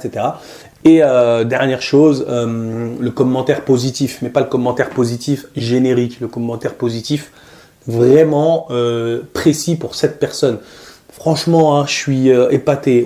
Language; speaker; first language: French; native; French